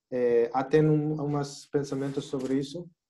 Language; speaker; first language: Portuguese; non-native, learner; Spanish